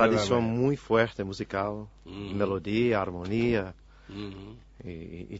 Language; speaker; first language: Spanish; non-native, fluent; English